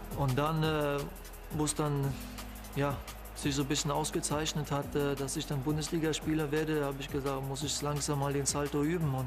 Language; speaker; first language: German; early bilingual, other home language; Polish